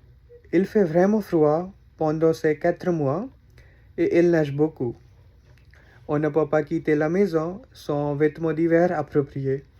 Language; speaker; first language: French; non-native, learner; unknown